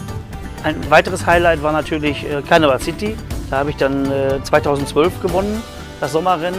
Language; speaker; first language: German; native; German